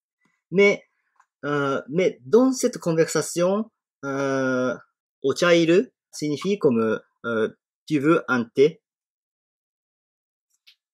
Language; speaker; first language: French; non-native, fluent; Japanese